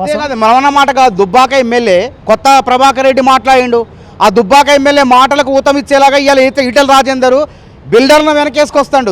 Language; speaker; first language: Telugu; native; Telugu